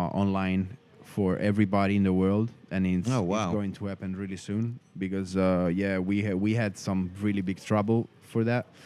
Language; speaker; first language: English; non-native, learner; Italian